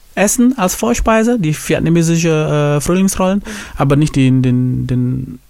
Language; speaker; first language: German; non-native, fluent; Indonesian